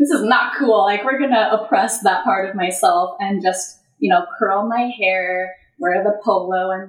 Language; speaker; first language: English; native; English